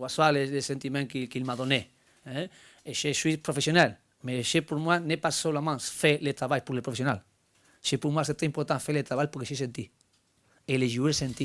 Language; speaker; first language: French; non-native, learner; Spanish